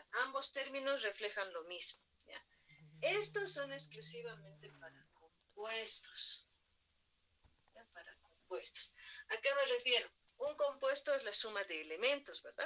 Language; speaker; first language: Spanish; native; Spanish